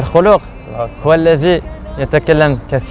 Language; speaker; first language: Arabic; non-native, learner; French